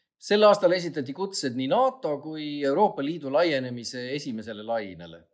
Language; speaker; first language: Estonian; native; Estonian